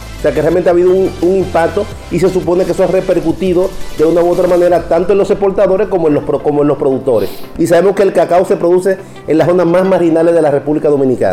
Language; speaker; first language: Spanish; native; Spanish